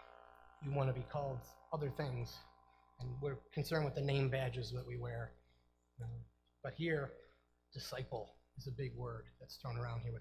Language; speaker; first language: English; native; English